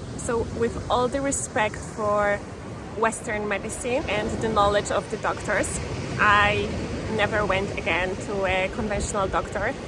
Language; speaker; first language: English; non-native, fluent; Polish